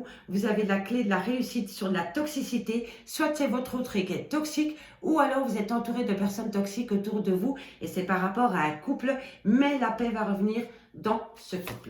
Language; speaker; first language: French; native; French